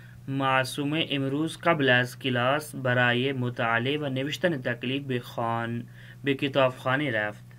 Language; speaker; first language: Persian; non-native, fluent; Urdu